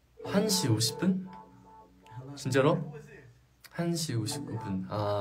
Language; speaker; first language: Korean; non-native, fluent; Chinese